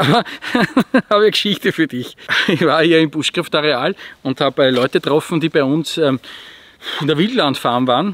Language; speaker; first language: German; native; German